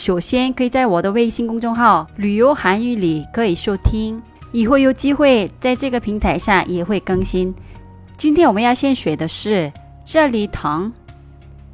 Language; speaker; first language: Chinese; non-native, fluent; Korean